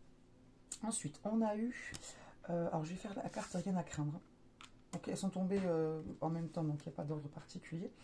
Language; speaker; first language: French; native; French